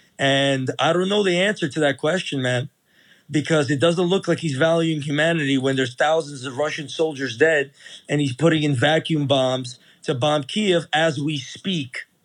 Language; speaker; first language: English; early bilingual, other home language; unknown